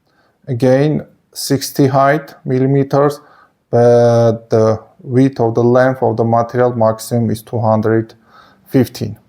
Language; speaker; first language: English; non-native, fluent; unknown